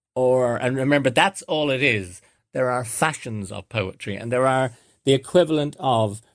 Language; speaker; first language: English; native; English